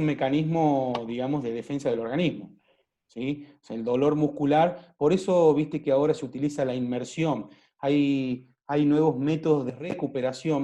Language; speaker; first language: Spanish; native; Spanish